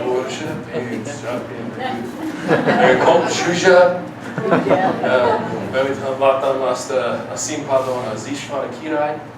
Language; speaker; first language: Hungarian; early bilingual, heritage; English